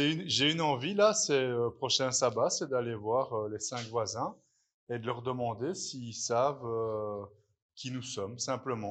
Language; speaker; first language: French; native; French